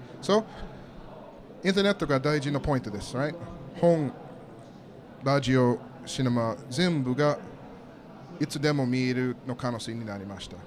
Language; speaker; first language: Japanese; non-native, learner; English